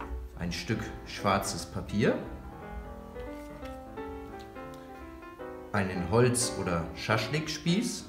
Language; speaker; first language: German; native; German